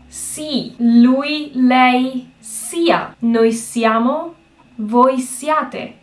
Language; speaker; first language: Italian; native; Italian